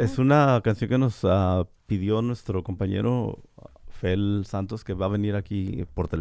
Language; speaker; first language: Spanish; native; Spanish